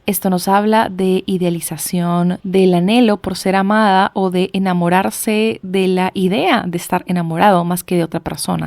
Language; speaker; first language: Spanish; native; Spanish